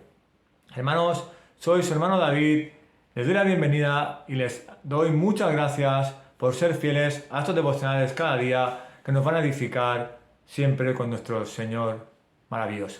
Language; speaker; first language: Spanish; native; Spanish